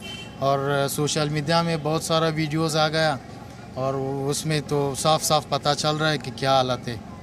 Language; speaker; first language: Hindi; non-native, learner; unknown